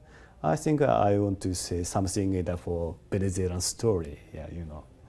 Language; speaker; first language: English; non-native, learner; Japanese